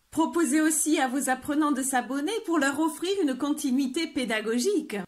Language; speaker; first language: French; native; French